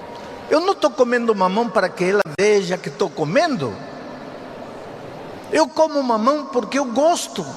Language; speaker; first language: Portuguese; non-native, fluent; Spanish